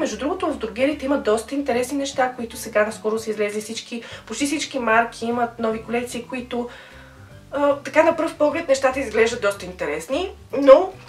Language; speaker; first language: Bulgarian; native; Bulgarian